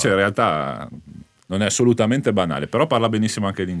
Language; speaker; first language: Italian; native; Italian